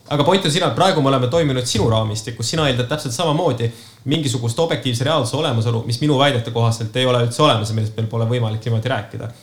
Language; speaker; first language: Estonian; native; Estonian